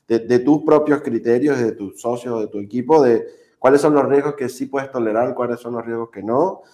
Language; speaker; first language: Spanish; native; Spanish